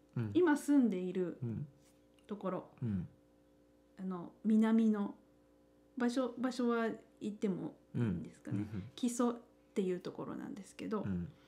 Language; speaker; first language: Japanese; native; Japanese